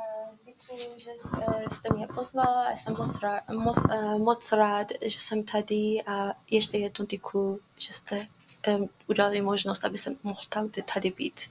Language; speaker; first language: Czech; non-native, fluent; Persian